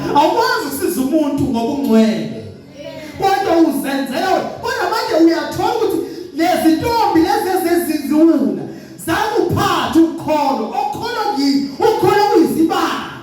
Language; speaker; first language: Zulu; native; Zulu